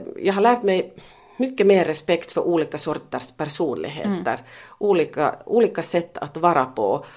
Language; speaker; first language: Swedish; non-native, local second language; Finnish